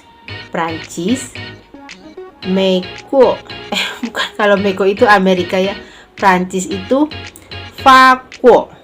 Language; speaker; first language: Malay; non-native, local second language; Javanese